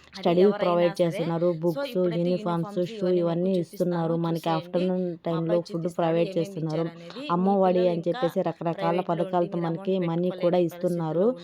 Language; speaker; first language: Telugu; native; Telugu